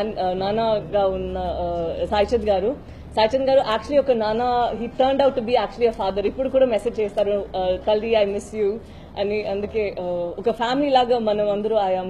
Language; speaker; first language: Telugu; non-native, fluent; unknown